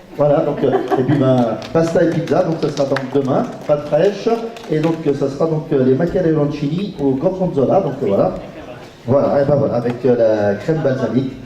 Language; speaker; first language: French; native; French